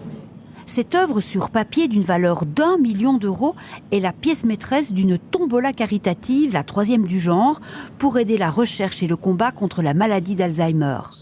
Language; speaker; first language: French; native; French